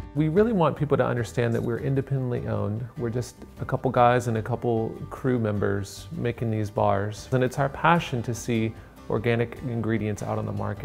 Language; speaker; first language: English; native; English